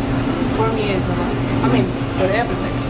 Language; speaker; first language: English; non-native, learner; Persian